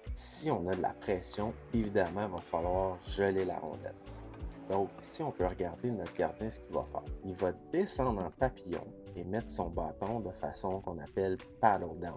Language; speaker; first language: French; native; French